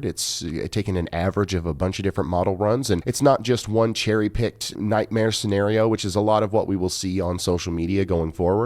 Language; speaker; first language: English; native; English